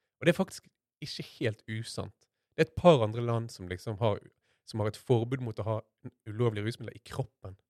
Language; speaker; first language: Norwegian; native; Norwegian